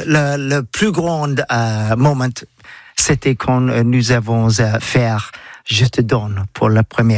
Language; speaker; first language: French; non-native, learner; English